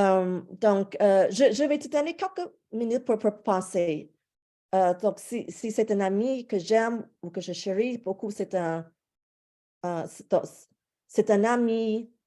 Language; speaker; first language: French; non-native, fluent; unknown